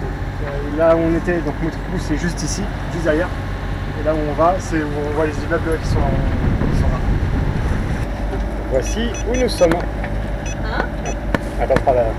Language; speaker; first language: French; native; French